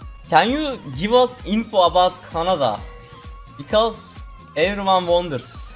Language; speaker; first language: English; non-native, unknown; Turkish